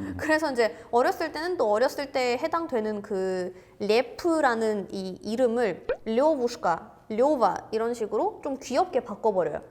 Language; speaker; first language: Korean; non-native, fluent; Russian